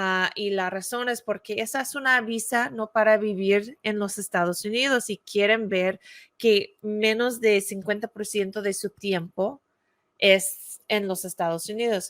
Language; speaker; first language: Spanish; non-native, fluent; English